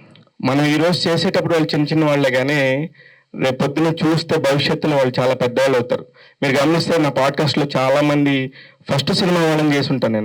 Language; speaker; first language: Telugu; native; Telugu